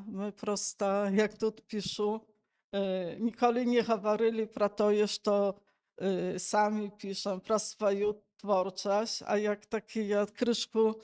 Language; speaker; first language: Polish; non-native, local second language; Belarusian